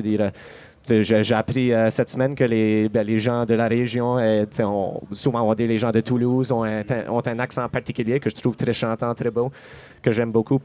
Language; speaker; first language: French; native; French